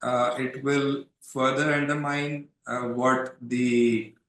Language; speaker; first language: English; non-native, local second language; Urdu